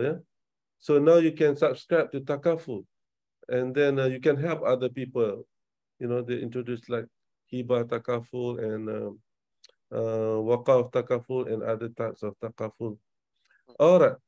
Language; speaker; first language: English; non-native, local second language; Malay